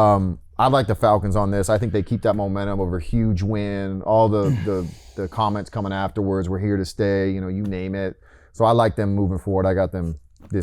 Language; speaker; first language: English; native; English